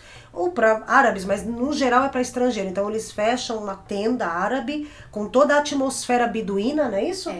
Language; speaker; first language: Portuguese; native; Portuguese